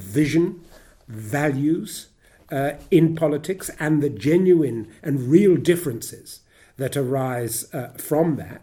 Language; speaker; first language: English; native; English